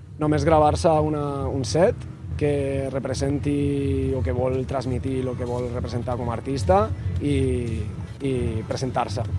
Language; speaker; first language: Catalan; non-native, local second language; Spanish